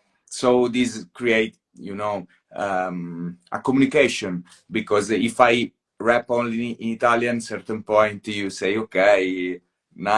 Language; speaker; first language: English; non-native, fluent; Italian